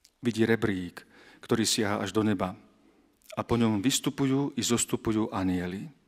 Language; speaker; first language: Slovak; native; Slovak